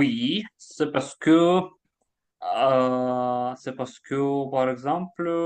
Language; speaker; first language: French; non-native, learner; Russian